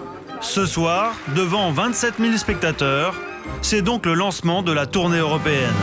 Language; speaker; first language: French; native; French